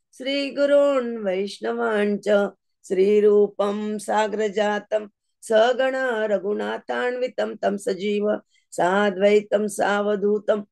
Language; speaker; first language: Hindi; non-native, local second language; Marathi